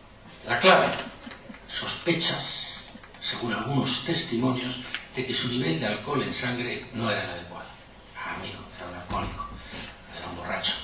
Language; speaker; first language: Spanish; native; Spanish